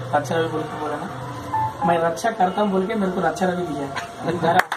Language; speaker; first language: Hindi; non-native, local second language; Telugu